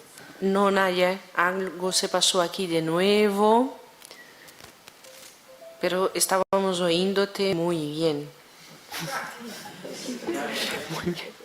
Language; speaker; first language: Spanish; non-native, fluent; Portuguese